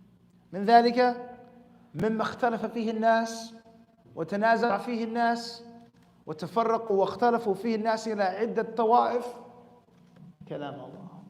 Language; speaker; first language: Arabic; non-native, fluent; English